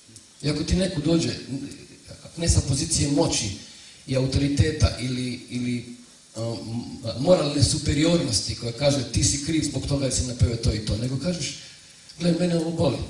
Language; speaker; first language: Croatian; native; Croatian